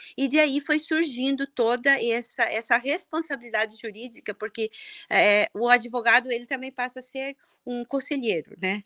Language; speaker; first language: Portuguese; early bilingual, heritage; Portuguese